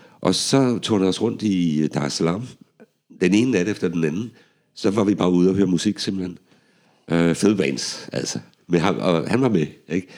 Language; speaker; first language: Danish; native; Danish